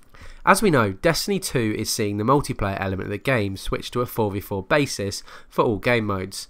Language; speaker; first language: English; native; English